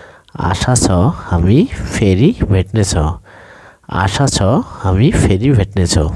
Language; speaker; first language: Nepali; non-native, local second language; Bangla